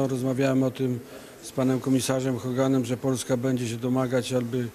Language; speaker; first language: Polish; native; Polish